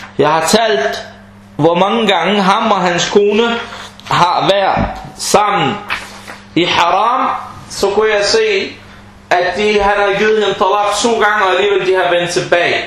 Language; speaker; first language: Danish; early bilingual, other home language; Arabic